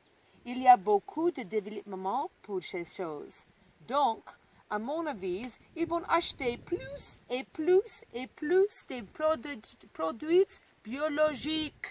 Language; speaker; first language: French; non-native, learner; English